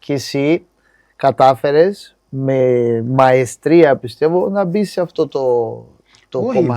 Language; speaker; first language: Greek; non-native, fluent; Portuguese